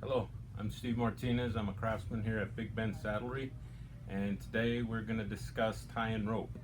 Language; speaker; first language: English; native; English